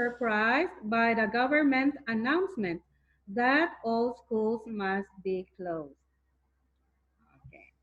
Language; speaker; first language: English; non-native, fluent; Thai